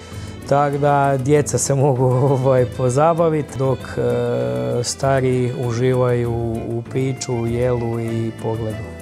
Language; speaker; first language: Croatian; native; Croatian